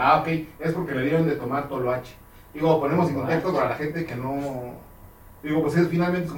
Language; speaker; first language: Spanish; native; Spanish